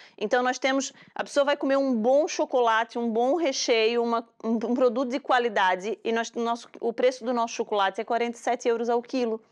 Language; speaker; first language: Portuguese; native; Portuguese